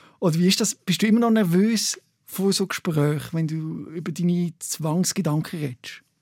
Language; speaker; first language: German; native; German